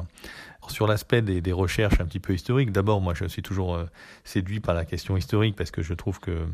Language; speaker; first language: French; native; French